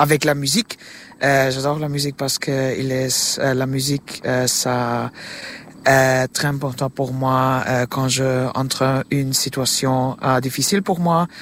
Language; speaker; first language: French; non-native, learner; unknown